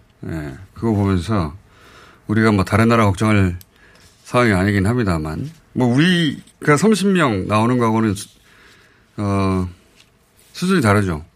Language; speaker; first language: Korean; native; Korean